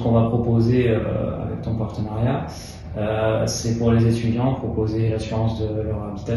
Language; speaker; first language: French; native; French